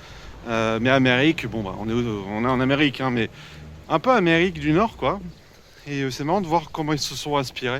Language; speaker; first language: French; native; French